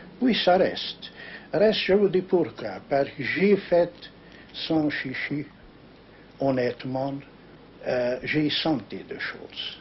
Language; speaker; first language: French; non-native, learner; Hungarian